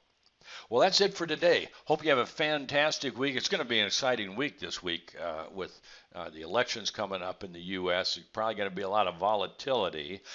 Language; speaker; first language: English; native; English